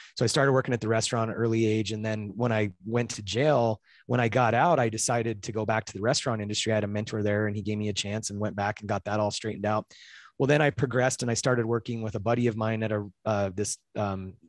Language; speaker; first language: English; native; English